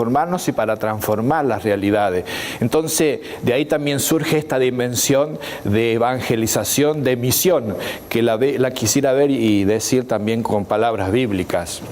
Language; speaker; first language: Spanish; native; Spanish